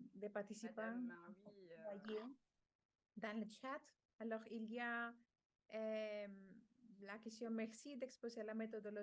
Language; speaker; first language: French; non-native, fluent; Spanish